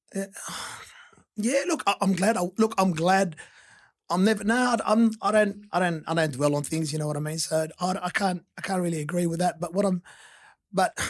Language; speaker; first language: English; early bilingual, other home language; Arabic